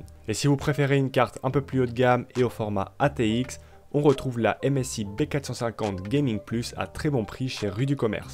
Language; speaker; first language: French; native; French